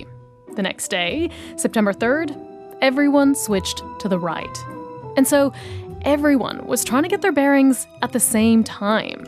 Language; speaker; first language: English; native; English